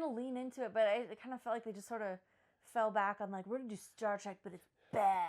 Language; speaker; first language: English; native; English